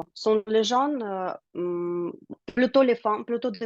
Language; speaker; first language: French; non-native, learner; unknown